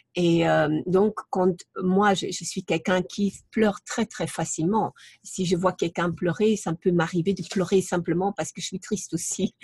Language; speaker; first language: French; non-native, fluent; German